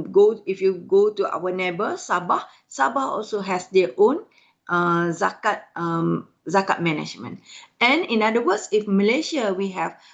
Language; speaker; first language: English; non-native, fluent; Malay